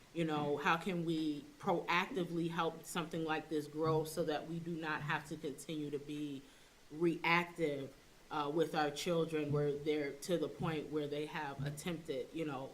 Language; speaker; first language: English; native; English